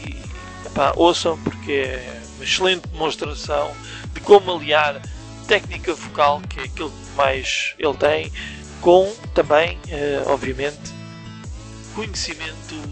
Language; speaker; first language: Portuguese; native; Portuguese